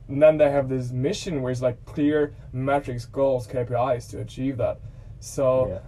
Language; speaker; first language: English; non-native, fluent; German